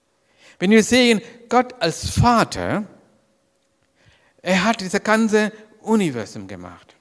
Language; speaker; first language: German; non-native, learner; Sinhala